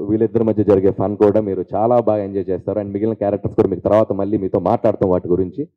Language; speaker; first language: Telugu; native; Telugu